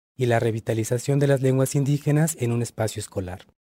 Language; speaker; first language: Spanish; native; Spanish